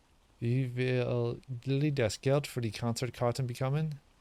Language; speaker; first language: German; non-native, learner; English